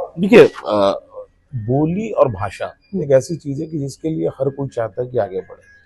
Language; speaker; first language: Hindi; native; Hindi